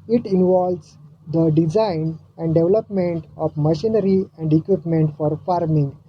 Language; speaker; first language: English; non-native, local second language; Marathi